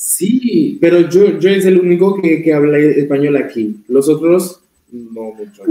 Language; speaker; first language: Spanish; non-native, learner; French